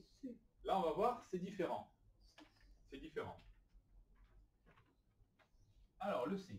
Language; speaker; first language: French; native; French